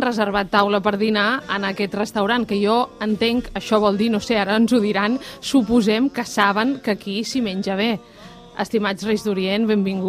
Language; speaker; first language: Catalan; native; Catalan